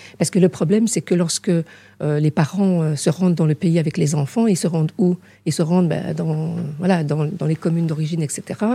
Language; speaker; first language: French; early bilingual, other home language; Arabic